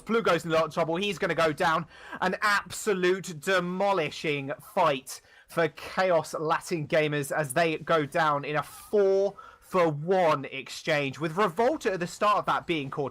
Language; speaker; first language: English; native; English